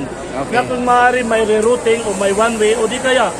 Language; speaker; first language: Filipino; native; Filipino